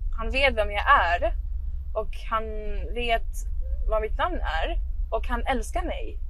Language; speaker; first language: Swedish; non-native, fluent; Arabic